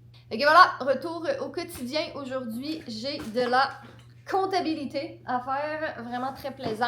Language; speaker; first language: French; native; French